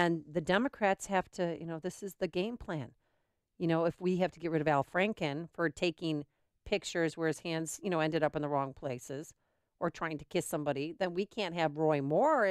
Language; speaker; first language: English; native; English